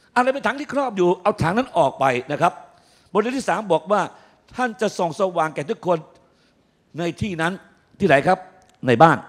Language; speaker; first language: Thai; native; Thai